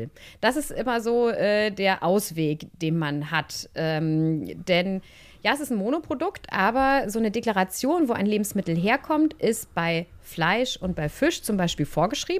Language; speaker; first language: German; native; German